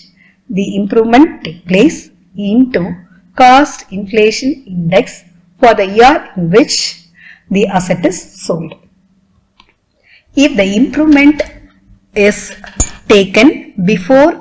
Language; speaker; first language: English; non-native, local second language; Tamil